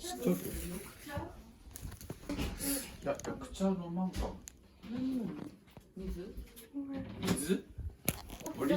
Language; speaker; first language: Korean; non-native, learner; Japanese